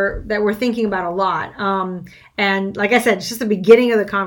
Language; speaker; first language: English; non-native, fluent; French